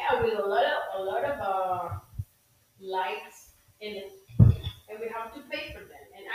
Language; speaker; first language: English; non-native, learner; Spanish